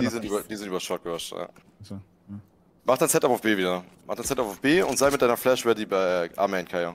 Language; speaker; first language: German; native; German